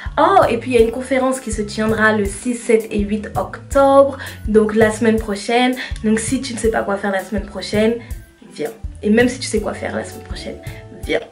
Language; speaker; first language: French; early bilingual, other home language; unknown